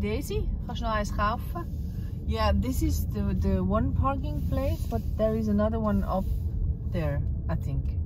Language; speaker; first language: English; non-native, fluent; German